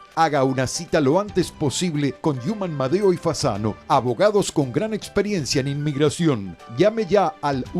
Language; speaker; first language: Spanish; native; Spanish